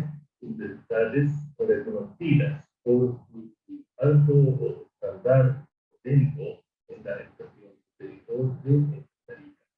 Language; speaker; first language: Spanish; non-native, fluent; Japanese